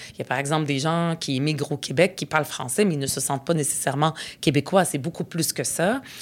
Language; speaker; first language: French; early bilingual, other home language; Arabic